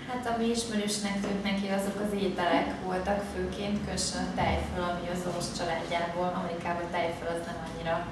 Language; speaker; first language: Hungarian; native; Hungarian